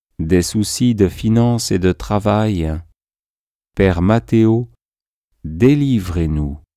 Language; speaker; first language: French; native; French